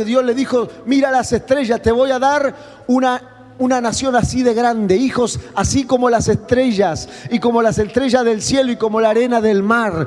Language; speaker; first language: Spanish; native; Spanish